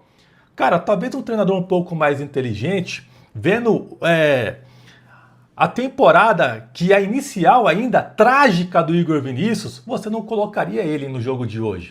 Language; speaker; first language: Portuguese; native; Portuguese